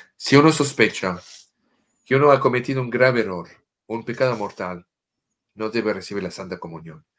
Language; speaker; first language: Spanish; non-native, fluent; French